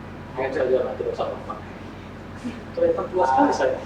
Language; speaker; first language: Indonesian; native; Indonesian